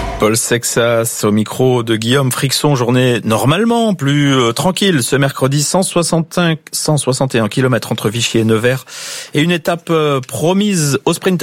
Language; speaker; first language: French; native; French